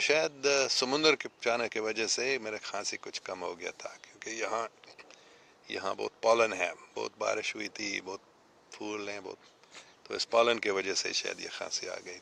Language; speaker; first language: Hindi; non-native, fluent; English